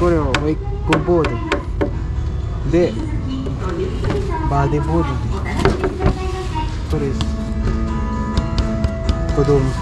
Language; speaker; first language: Japanese; non-native, learner; Bikol